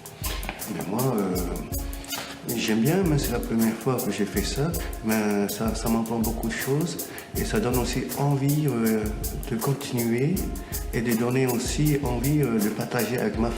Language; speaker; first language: French; non-native, local second language; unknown